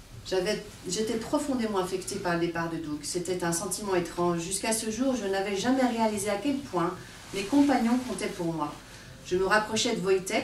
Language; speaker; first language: French; native; French